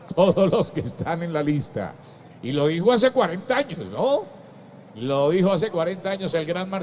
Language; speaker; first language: Spanish; native; Spanish